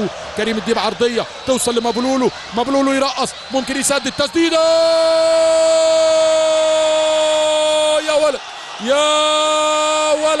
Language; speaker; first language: Arabic; native; Arabic